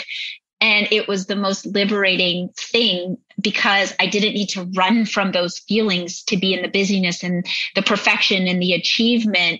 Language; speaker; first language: English; native; English